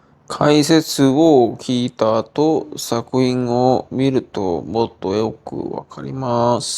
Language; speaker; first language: Japanese; non-native, learner; Korean